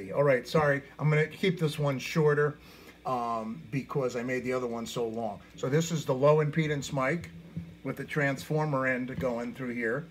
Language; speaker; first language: English; native; English